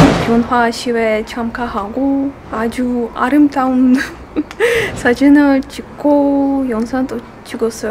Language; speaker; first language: Korean; non-native, fluent; Ukrainian